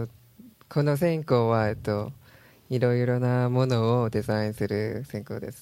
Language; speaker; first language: Japanese; non-native, learner; Korean